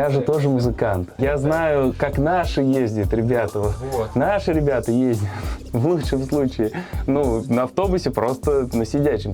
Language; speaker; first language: Russian; native; Russian